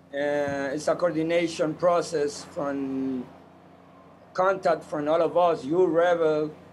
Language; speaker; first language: English; non-native, fluent; Spanish